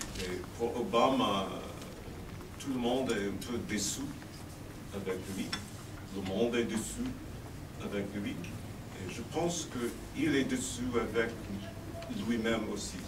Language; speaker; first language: French; non-native, fluent; English